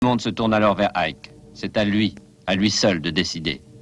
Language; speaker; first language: French; native; French